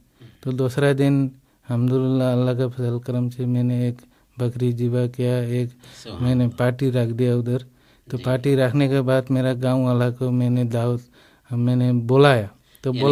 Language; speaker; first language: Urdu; non-native, learner; Nepali